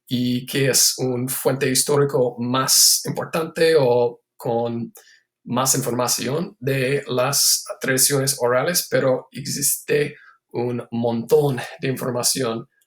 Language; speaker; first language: Spanish; non-native, fluent; English